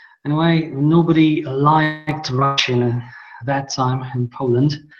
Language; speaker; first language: English; non-native, fluent; Polish